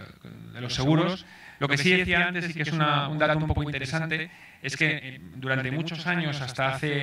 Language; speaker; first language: Spanish; native; Spanish